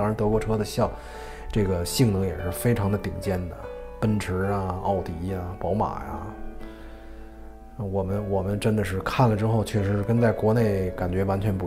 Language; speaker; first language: Chinese; native; Chinese